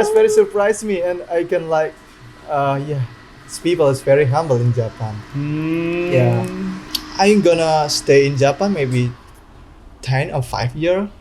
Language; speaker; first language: English; non-native, learner; Indonesian